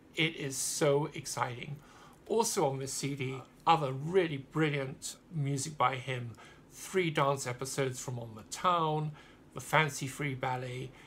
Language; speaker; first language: English; native; English